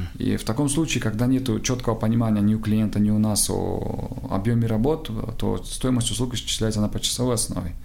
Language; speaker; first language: Russian; non-native, local second language; Tajik